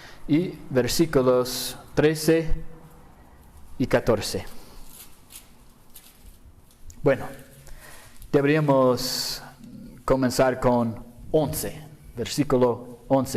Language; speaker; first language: Spanish; non-native, fluent; English